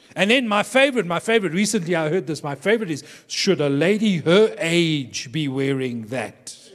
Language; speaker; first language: English; native; English